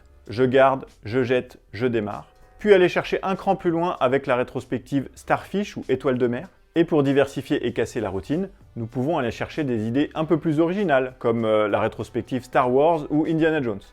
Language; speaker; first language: French; native; French